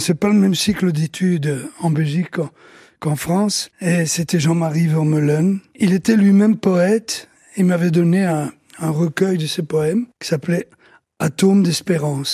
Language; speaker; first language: French; early bilingual, other home language; Italian